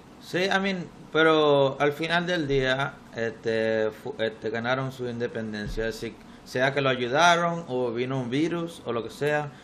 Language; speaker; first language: Spanish; early bilingual, heritage; Spanish